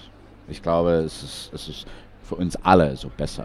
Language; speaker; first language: German; non-native, fluent; English